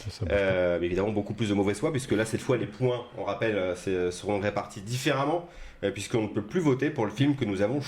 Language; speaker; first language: French; native; French